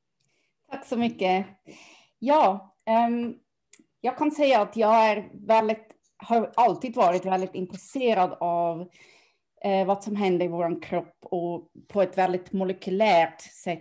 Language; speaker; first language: Swedish; non-native, fluent; German